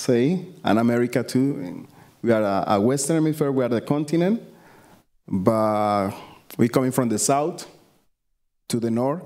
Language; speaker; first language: English; non-native, learner; Spanish